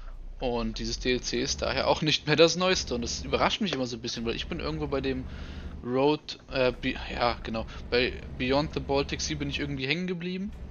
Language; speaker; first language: German; native; German